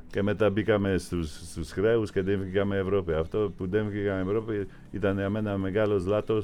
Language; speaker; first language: Greek; non-native, fluent; Polish